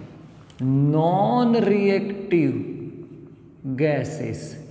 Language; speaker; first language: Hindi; non-native, local second language; Gujarati